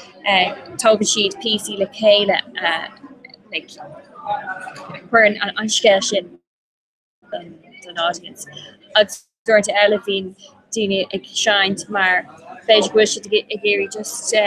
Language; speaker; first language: Irish; non-native, local second language; English